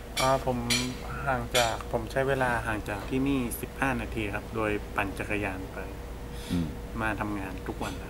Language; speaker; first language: Thai; native; Thai